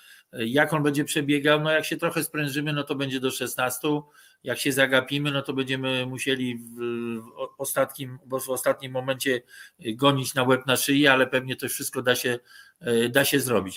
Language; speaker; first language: Polish; native; Polish